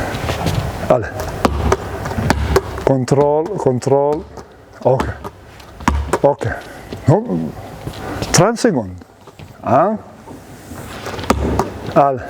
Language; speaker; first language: French; non-native, learner; Serbian